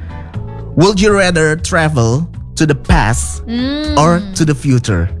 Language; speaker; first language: English; non-native, learner; Indonesian